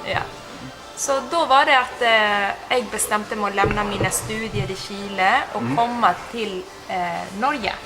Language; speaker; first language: Norwegian; non-native, fluent; Spanish